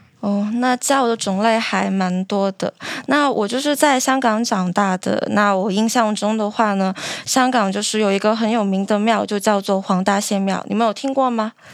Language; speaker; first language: Chinese; non-native, local second language; Cantonese